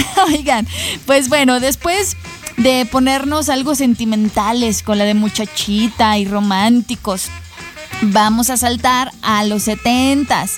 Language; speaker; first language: Spanish; native; Spanish